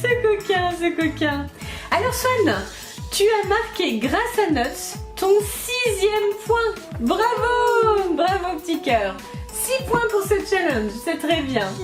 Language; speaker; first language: French; native; French